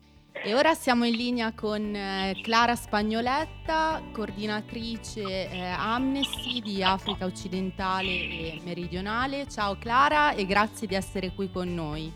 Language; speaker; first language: Italian; native; Italian